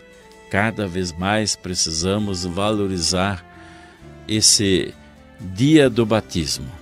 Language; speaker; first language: Portuguese; native; Portuguese